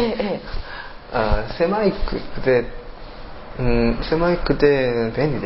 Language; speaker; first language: Japanese; non-native, learner; Chinese